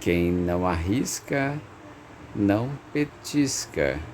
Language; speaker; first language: Portuguese; native; Portuguese